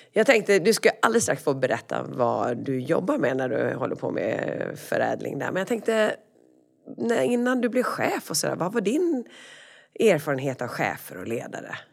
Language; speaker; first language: Swedish; native; Swedish